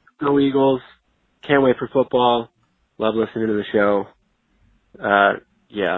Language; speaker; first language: English; native; English